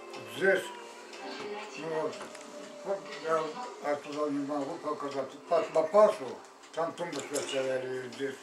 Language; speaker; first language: Russian; non-native, local second language; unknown